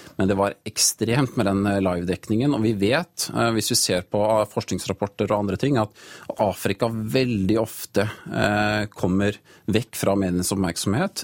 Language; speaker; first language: Norwegian; native; Norwegian